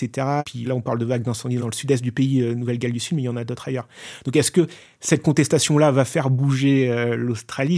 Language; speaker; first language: French; native; French